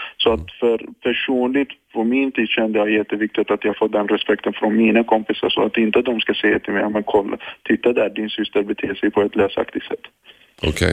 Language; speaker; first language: Swedish; non-native, fluent; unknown